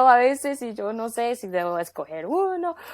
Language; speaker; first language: Spanish; non-native, fluent; English